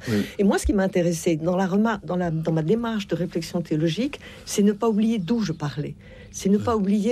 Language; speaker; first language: French; native; French